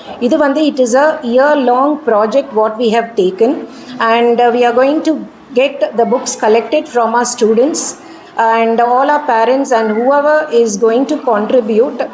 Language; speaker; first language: English; non-native, local second language; Tamil